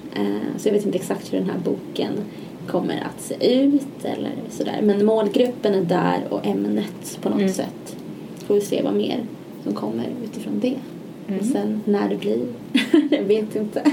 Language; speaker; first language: Swedish; native; Swedish